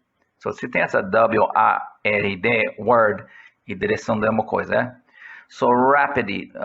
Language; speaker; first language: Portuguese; non-native, fluent; English